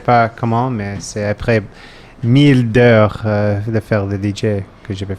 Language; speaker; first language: French; non-native, fluent; English